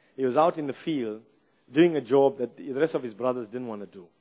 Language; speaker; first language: English; native; English